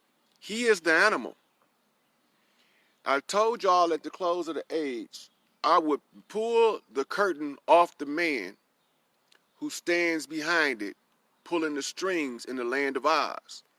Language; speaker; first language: English; native; English